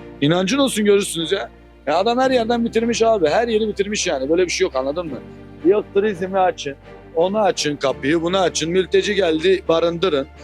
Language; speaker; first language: Turkish; native; Turkish